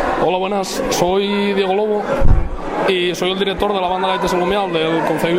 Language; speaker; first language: Spanish; native; Spanish